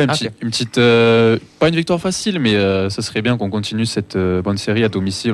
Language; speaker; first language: French; native; French